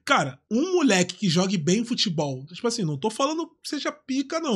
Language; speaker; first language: Portuguese; native; Portuguese